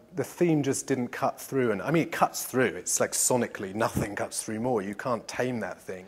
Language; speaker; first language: English; native; English